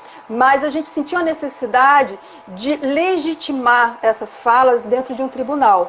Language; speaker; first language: Portuguese; native; Portuguese